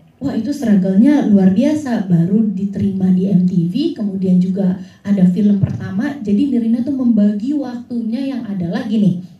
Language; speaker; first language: Indonesian; early bilingual, heritage; Indonesian